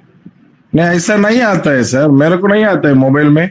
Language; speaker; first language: Hindi; non-native, local second language; Tamil